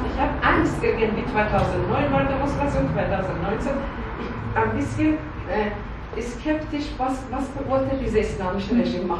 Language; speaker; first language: German; non-native, learner; Persian